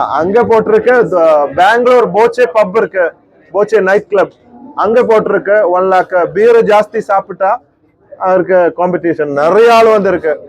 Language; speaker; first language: Tamil; non-native, learner; Malayalam